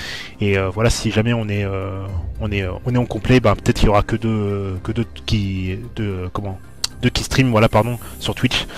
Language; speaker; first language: French; native; French